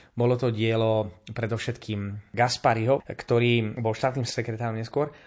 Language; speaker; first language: Slovak; native; Slovak